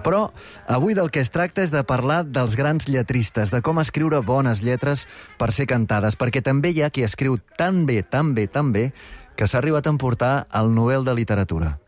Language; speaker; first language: Catalan; native; Catalan